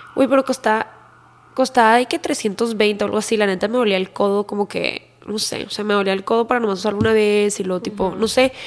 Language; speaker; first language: Spanish; native; Spanish